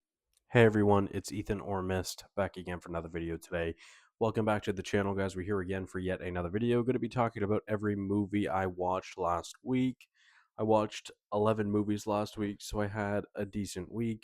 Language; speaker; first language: English; native; English